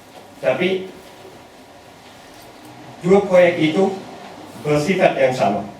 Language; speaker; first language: Indonesian; non-native, learner; German